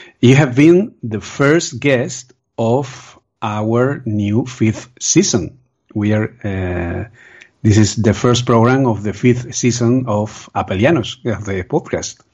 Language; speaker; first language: English; non-native, fluent; Spanish